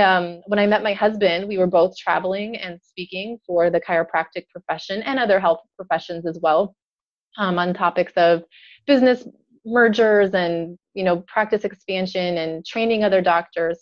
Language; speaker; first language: English; native; English